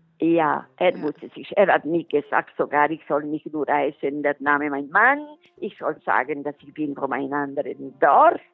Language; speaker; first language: German; non-native, local second language; Italian